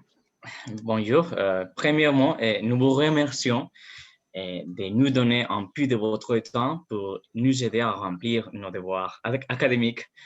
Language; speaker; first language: French; non-native, learner; Spanish